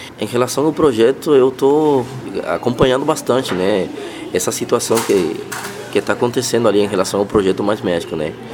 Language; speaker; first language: Portuguese; non-native, fluent; Spanish